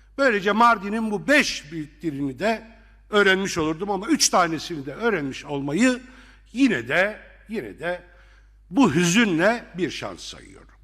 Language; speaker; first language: Turkish; non-native, local second language; Arabic